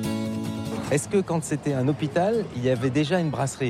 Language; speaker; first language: French; native; French